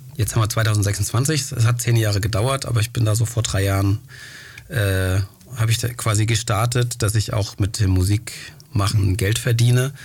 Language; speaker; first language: German; early bilingual, other home language; Greek